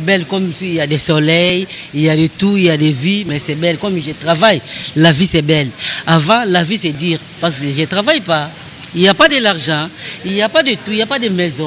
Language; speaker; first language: French; non-native, learner; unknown